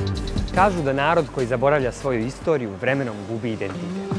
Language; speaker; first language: Bosnian; native; Bosnian